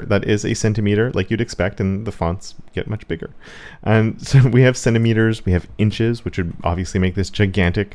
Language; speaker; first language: English; native; English